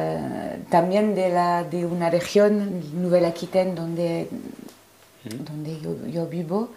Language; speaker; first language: Spanish; non-native, fluent; French